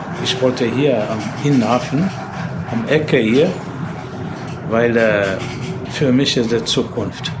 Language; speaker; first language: German; non-native, learner; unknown